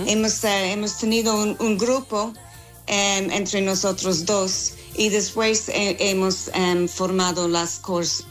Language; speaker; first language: Spanish; non-native, fluent; English